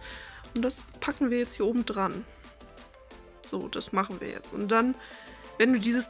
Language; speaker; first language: German; native; German